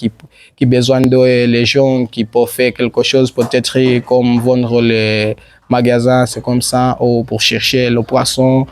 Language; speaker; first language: French; non-native, learner; Swahili